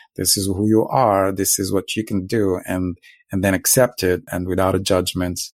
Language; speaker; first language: English; non-native, fluent; Arabic